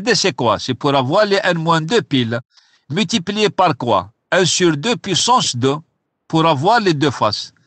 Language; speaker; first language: French; non-native, local second language; Arabic